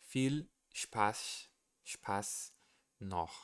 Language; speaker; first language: German; non-native, learner; Portuguese